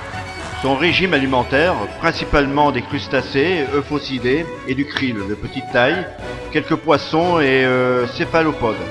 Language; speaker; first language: French; native; French